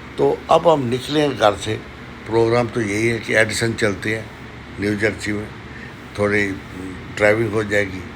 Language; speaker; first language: Urdu; native; Urdu